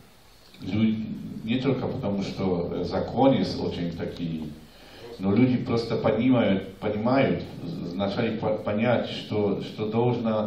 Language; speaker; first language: Russian; non-native, fluent; Polish